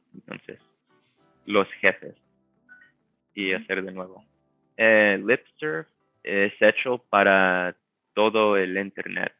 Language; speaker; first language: Spanish; non-native, fluent; English